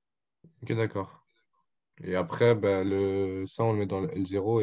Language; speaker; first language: French; native; French